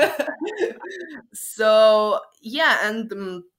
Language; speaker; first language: English; non-native, fluent; Russian